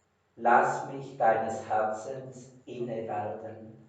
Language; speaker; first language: German; native; German